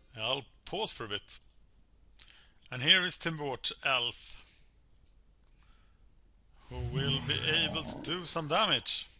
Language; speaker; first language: English; non-native, fluent; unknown